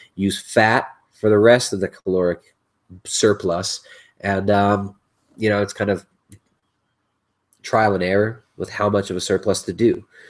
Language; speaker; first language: English; native; English